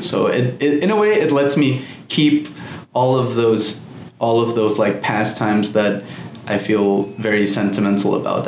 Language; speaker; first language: English; non-native, local second language; Filipino